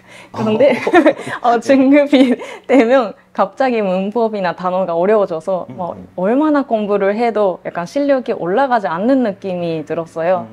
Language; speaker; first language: Korean; non-native, fluent; Japanese